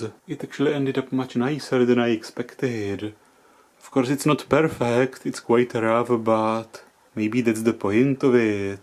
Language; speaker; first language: English; non-native, fluent; Czech